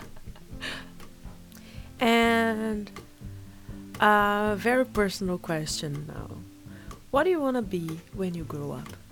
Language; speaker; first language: English; non-native, fluent; Portuguese